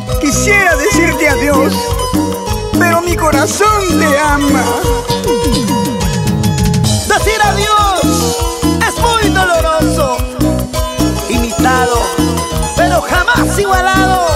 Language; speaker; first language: Spanish; native; Spanish